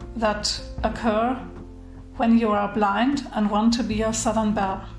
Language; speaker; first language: English; non-native, fluent; German